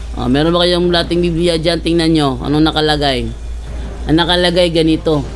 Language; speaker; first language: Filipino; native; Filipino